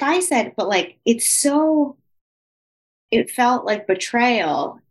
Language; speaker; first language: English; early bilingual, other home language; Spanish